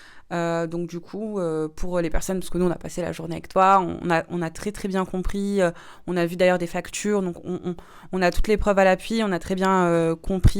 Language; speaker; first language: French; native; French